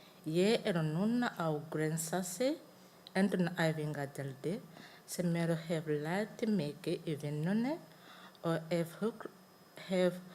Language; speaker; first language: Icelandic; non-native, learner; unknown